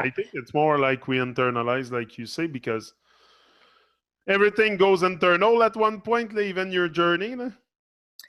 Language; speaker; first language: English; non-native, fluent; French